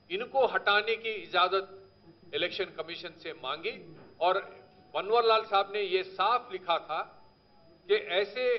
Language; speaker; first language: Hindi; non-native, local second language; Telugu